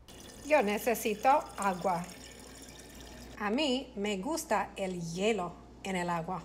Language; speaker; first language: Spanish; non-native, fluent; English